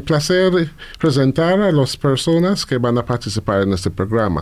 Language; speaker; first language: Spanish; non-native, fluent; English